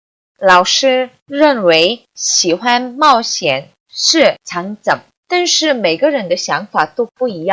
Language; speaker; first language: Chinese; non-native, fluent; Korean